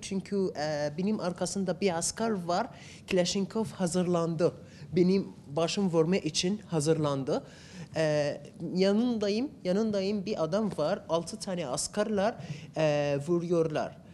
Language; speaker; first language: Turkish; non-native, learner; Arabic